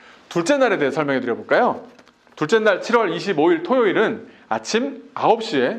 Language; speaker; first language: Korean; native; Korean